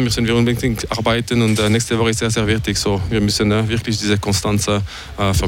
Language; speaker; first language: German; non-native, local second language; French